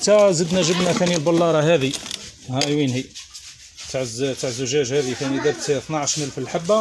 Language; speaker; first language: Arabic; native; Arabic